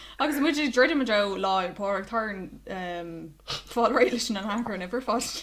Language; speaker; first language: Irish; non-native, local second language; English